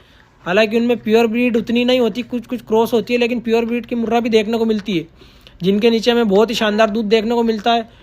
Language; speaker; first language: Hindi; native; Hindi